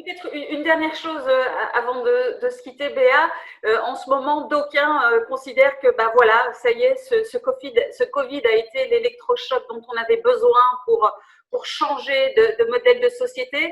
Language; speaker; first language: French; native; French